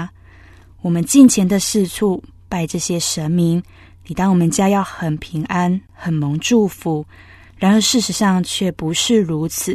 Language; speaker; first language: Chinese; native; Chinese